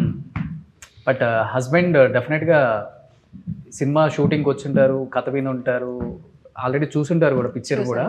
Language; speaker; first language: Telugu; native; Telugu